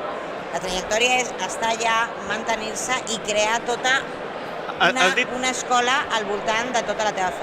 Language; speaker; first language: Catalan; native; Catalan